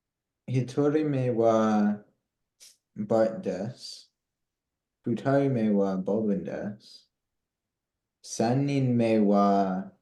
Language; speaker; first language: Japanese; non-native, learner; English